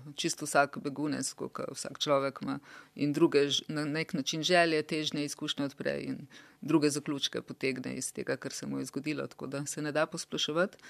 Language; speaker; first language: Slovenian; early bilingual, other home language; Bosnian